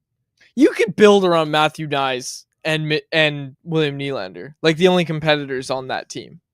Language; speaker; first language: English; native; English